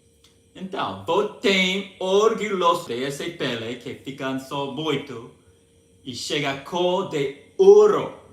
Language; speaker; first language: Portuguese; non-native, learner; English